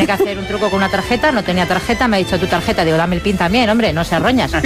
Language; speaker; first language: Spanish; native; Spanish